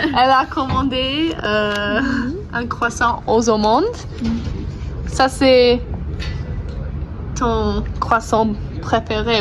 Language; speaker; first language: French; non-native, learner; English